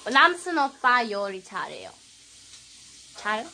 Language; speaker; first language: Korean; non-native, learner; Swedish